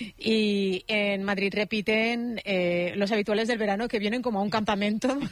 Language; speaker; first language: Spanish; native; Spanish